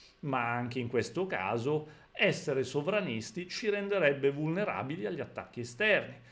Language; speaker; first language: Italian; native; Italian